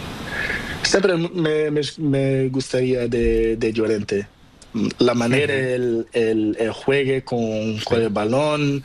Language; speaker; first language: Spanish; non-native, learner; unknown